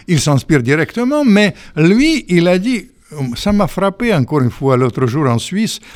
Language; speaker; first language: French; non-native, fluent; Russian